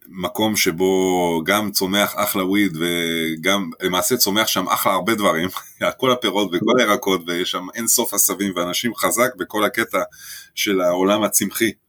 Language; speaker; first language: Hebrew; early bilingual, other home language; French